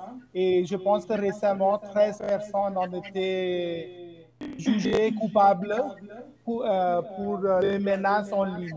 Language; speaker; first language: French; non-native, fluent; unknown